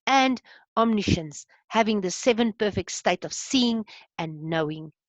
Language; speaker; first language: English; non-native, local second language; Afrikaans